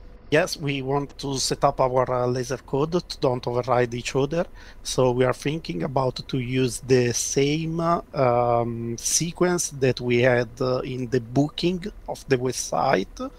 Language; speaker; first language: English; non-native, fluent; Italian